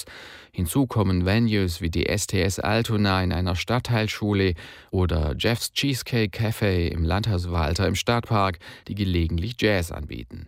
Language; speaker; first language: German; native; German